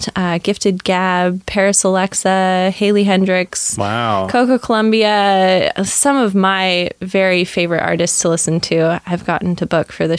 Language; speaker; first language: English; native; English